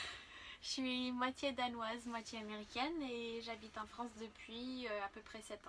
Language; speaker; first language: French; non-native, fluent; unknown